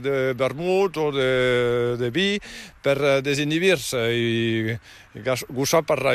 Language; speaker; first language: Catalan; native; Catalan